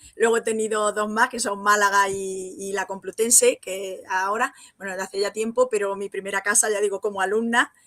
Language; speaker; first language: Spanish; native; Spanish